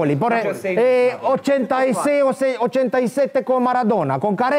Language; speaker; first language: Italian; non-native, learner; Romanian